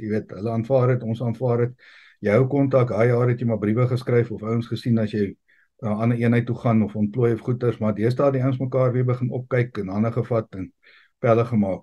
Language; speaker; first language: Afrikaans; native; Afrikaans